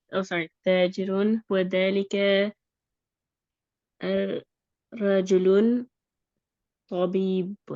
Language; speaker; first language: Arabic; non-native, learner; English